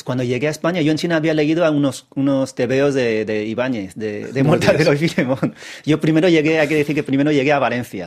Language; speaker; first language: Spanish; early bilingual, other home language; Chinese